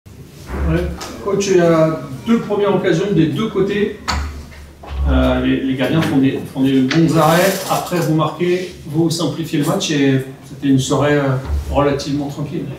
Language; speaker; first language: French; native; French